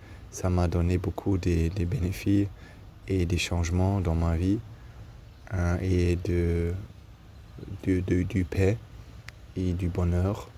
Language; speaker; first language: French; non-native, learner; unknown